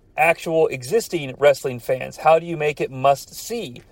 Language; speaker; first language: English; native; English